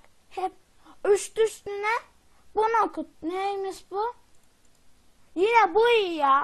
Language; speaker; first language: Turkish; native; Turkish